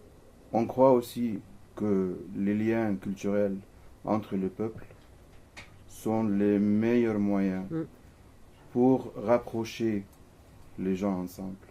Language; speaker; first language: French; non-native, fluent; Arabic